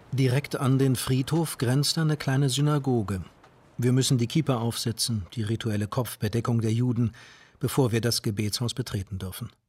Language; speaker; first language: German; native; German